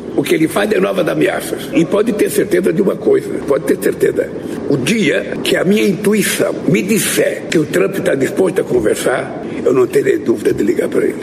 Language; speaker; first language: Portuguese; native; Portuguese